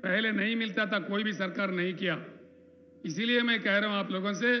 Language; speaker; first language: Hindi; non-native, local second language; Telugu